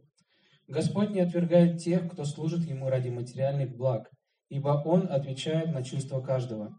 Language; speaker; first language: Russian; native; Russian